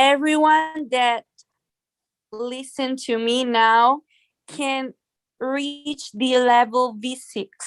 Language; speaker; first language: English; non-native, fluent; Italian